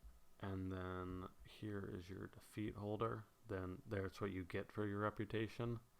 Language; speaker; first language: English; native; English